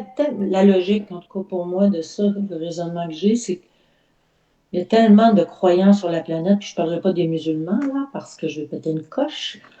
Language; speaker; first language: French; native; French